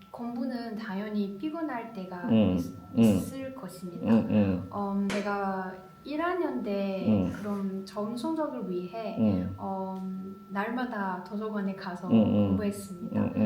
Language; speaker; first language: Korean; non-native, learner; Chinese